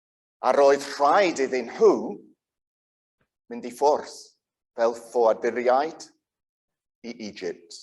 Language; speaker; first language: Welsh; non-native, local second language; English